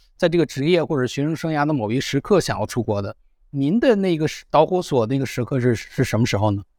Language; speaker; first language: Chinese; native; Chinese